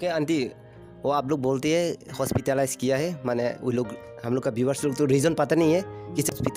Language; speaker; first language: Hindi; non-native, local second language; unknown